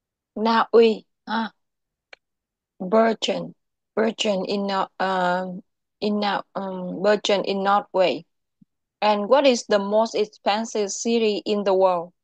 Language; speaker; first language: English; non-native, local second language; Vietnamese